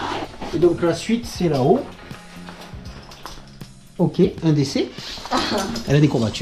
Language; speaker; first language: French; native; French